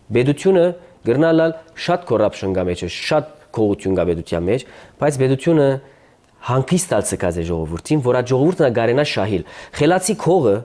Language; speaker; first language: Armenian; early bilingual, heritage; Armenian